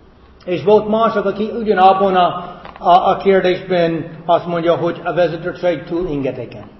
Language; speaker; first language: Hungarian; non-native, fluent; English